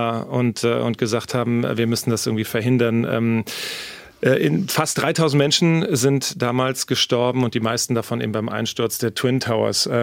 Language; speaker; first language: German; native; German